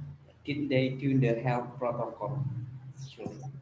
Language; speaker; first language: English; non-native, learner; Indonesian